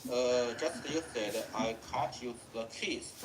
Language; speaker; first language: English; non-native, learner; Chinese